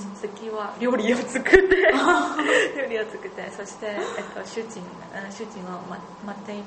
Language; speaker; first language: Japanese; non-native, learner; Chinese